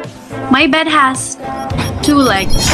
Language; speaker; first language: English; non-native, learner; Chinese